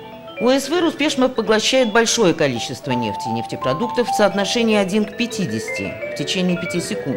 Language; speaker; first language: Russian; native; Russian